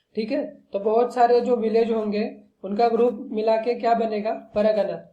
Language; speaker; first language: Hindi; non-native, local second language; Marathi